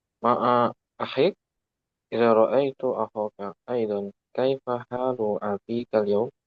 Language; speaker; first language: Arabic; non-native, learner; Indonesian